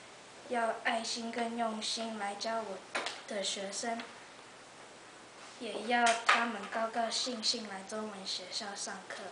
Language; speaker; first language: Chinese; early bilingual, heritage; Chinese